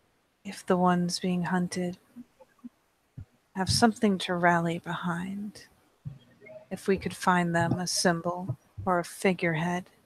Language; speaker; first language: English; native; English